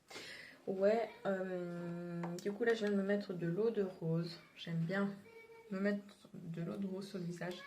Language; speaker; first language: French; native; French